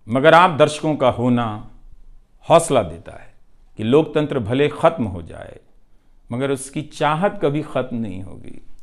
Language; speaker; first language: Hindi; non-native, local second language; Bhojpuri